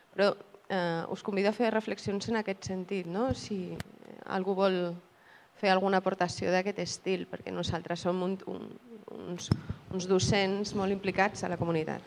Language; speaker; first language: Catalan; native; Catalan